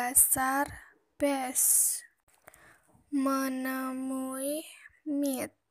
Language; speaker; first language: Indonesian; native; Indonesian